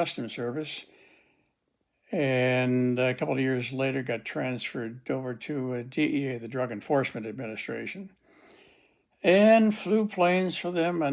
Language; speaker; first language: English; native; English